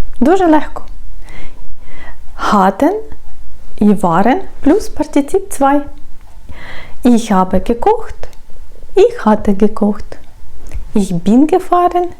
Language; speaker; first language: German; non-native, fluent; Ukrainian